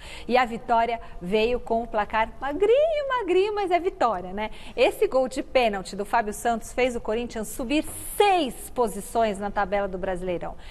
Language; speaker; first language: Portuguese; native; Portuguese